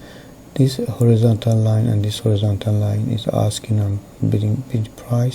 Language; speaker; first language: English; non-native, fluent; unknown